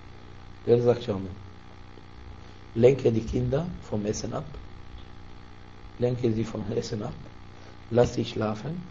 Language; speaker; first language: German; non-native, fluent; Arabic